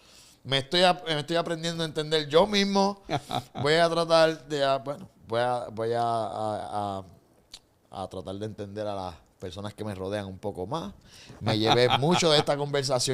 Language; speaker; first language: Spanish; native; Spanish